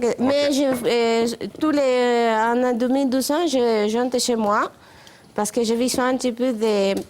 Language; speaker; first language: French; non-native, learner; Spanish